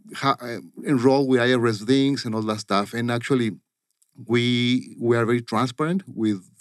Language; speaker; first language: English; non-native, fluent; Spanish